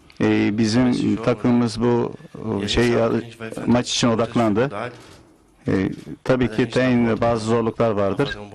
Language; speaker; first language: Turkish; non-native, learner; Portuguese